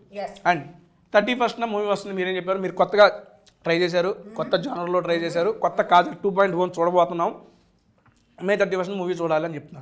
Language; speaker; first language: Telugu; native; Telugu